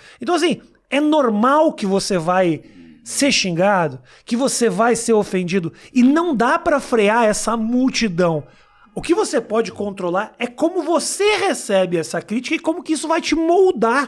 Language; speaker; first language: Portuguese; native; Portuguese